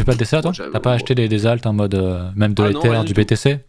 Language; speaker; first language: French; native; French